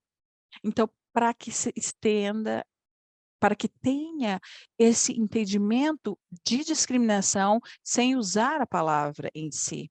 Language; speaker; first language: Portuguese; non-native, fluent; Polish